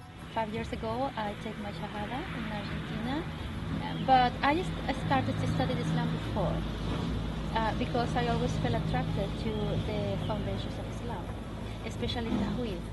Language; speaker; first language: English; non-native, fluent; Spanish